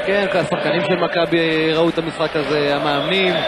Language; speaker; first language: Hebrew; native; Hebrew